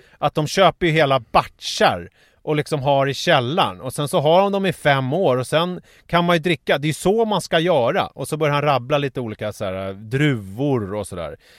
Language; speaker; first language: Swedish; native; Swedish